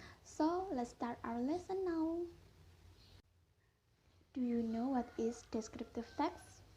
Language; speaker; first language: English; non-native, fluent; Indonesian